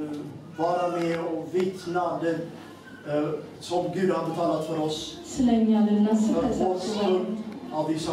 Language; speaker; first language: Swedish; non-native, fluent; Amharic